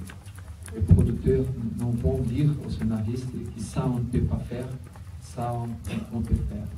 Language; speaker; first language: French; non-native, learner; Portuguese